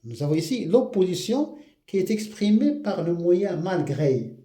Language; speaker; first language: French; non-native, local second language; Arabic